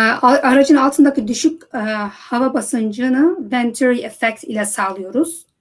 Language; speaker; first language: Turkish; early bilingual, heritage; Turkish